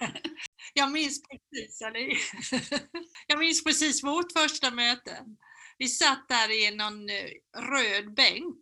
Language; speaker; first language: Swedish; native; Swedish